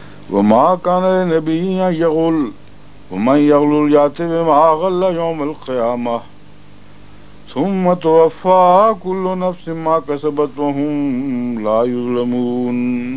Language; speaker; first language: Arabic; non-native, fluent; Urdu